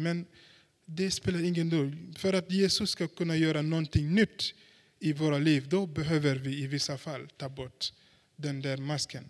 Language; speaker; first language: Swedish; non-native, fluent; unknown